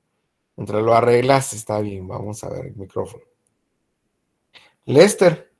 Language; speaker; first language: Spanish; native; Spanish